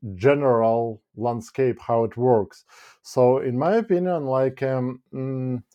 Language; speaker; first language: English; non-native, fluent; Ukrainian